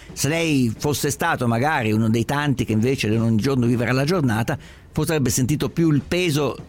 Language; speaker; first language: Italian; native; Italian